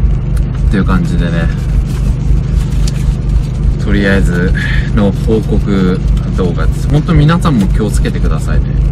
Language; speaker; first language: Japanese; native; Japanese